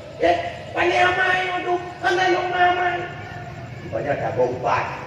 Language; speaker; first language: Malay; non-native, local second language; Achinese